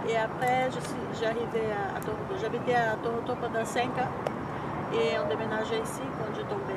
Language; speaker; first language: French; non-native, fluent; Portuguese